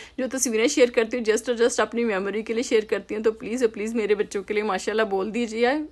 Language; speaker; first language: Urdu; native; Urdu